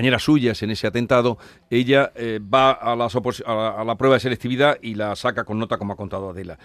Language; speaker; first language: Spanish; native; Spanish